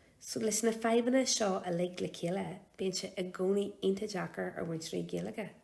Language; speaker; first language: Irish; non-native, local second language; English